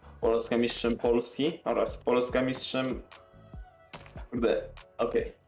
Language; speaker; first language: Polish; native; Polish